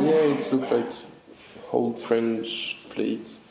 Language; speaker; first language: English; non-native, learner; French